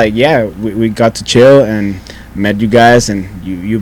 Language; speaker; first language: English; non-native, fluent; Spanish